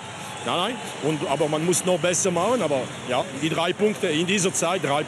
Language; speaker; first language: German; non-native, learner; French